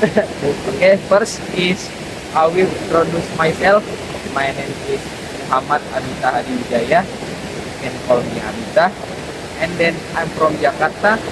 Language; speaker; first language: English; non-native, learner; Indonesian